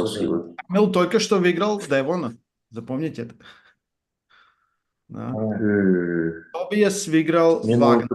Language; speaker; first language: Russian; non-native, fluent; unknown